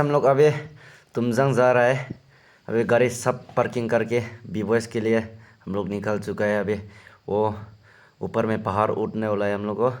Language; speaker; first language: Hindi; non-native, local second language; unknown